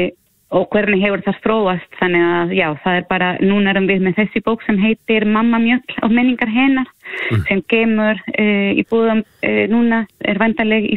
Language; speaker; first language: Icelandic; non-native, fluent; Spanish